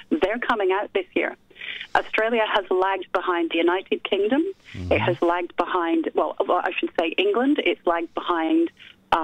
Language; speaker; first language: English; native; English